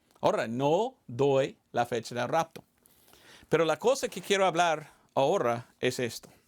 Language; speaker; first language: Spanish; non-native, fluent; English